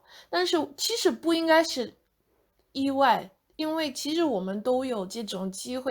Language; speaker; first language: Chinese; non-native, fluent; English